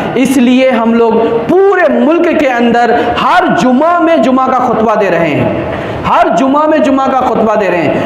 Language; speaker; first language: Urdu; native; Urdu